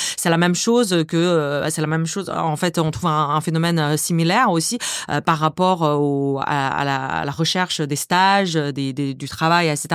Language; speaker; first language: French; non-native, fluent; Chinese